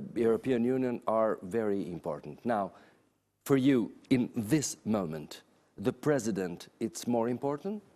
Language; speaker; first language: English; non-native, fluent; Albanian